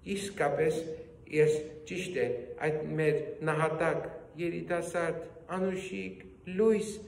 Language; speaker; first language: Armenian; early bilingual, heritage; Armenian